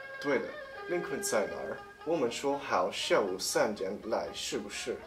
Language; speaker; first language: Chinese; non-native, learner; English